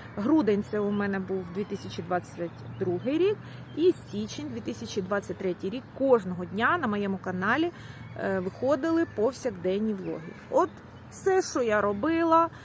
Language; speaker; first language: Ukrainian; non-native, local second language; Russian